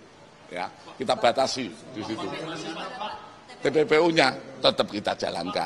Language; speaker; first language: Indonesian; native; Indonesian